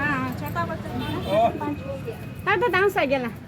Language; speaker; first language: Hindi; non-native, local second language; Tibetan